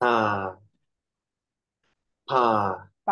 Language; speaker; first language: Korean; non-native, learner; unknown